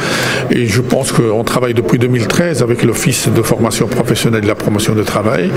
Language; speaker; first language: French; non-native, local second language; Arabic